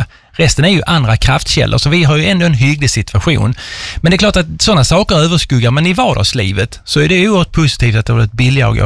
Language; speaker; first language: Swedish; native; Swedish